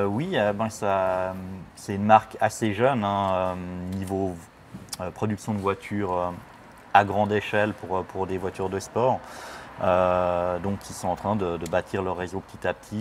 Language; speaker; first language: French; native; French